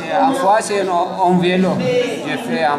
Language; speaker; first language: French; non-native, learner; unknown